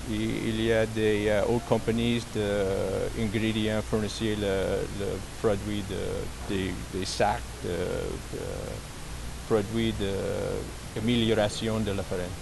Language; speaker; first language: French; non-native, learner; English